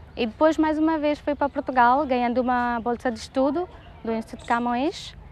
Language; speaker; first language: Portuguese; non-native, fluent; Hindi